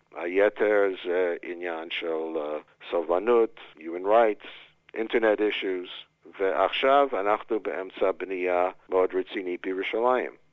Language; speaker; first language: Hebrew; non-native, fluent; English